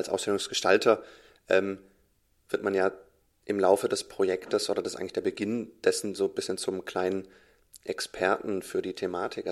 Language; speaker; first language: German; native; German